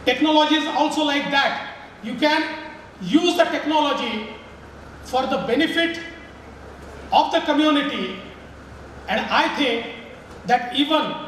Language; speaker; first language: English; non-native, local second language; Marathi